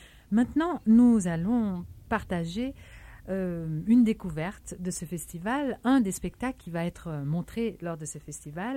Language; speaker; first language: French; native; French